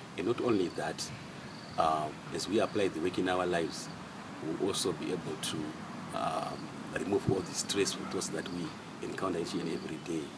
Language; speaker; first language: English; non-native, local second language; Shona